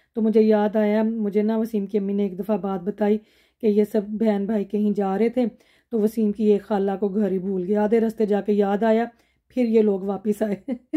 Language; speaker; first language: Urdu; non-native, local second language; Punjabi